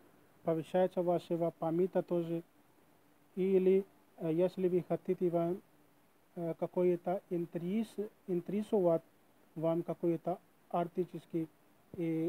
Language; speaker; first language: Russian; non-native, learner; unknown